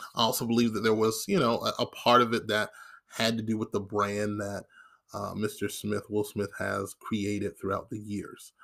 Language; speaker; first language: English; native; English